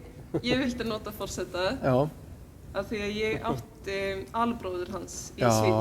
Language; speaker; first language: Icelandic; non-native, fluent; Swedish